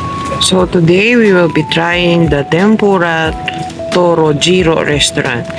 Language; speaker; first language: English; non-native, local second language; Filipino